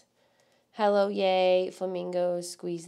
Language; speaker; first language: English; native; English